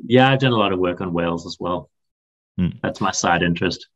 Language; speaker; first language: English; native; English